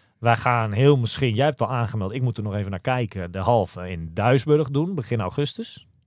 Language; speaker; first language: Dutch; native; Dutch